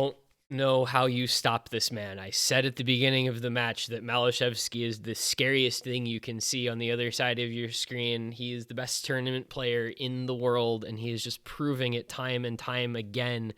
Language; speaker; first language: English; native; English